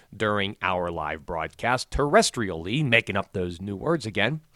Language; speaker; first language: English; native; English